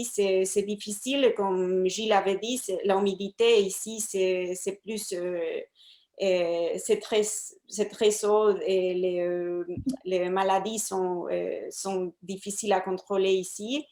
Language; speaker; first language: French; non-native, fluent; Spanish